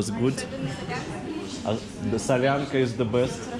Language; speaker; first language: English; non-native, fluent; Russian